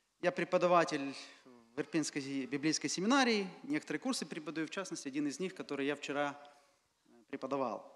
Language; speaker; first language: Russian; native; Russian